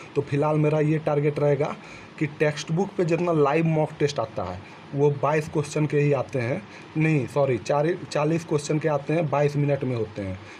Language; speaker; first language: Hindi; native; Hindi